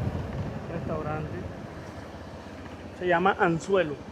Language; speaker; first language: Spanish; native; Spanish